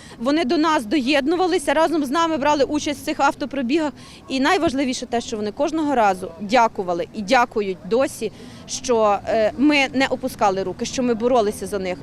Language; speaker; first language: Ukrainian; native; Ukrainian